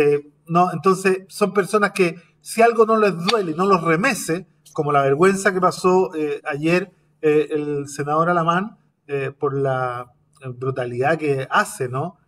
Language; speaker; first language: Spanish; native; Spanish